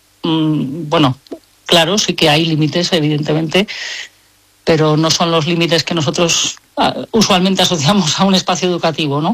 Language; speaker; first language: Spanish; native; Spanish